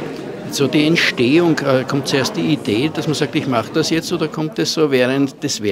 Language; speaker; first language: German; native; German